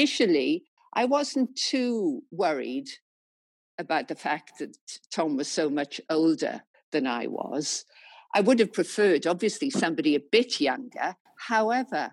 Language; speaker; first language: English; native; English